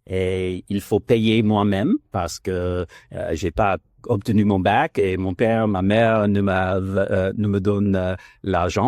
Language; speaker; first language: French; non-native, learner; English